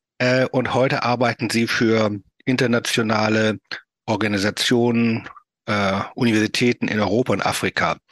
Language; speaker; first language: German; native; German